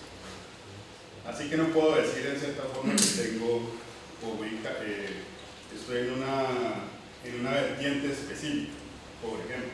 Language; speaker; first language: Spanish; native; Spanish